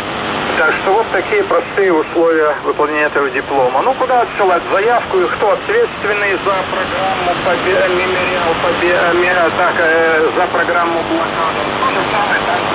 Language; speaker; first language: Russian; native; Russian